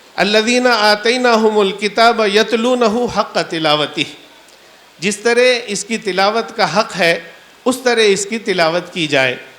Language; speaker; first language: Urdu; native; Urdu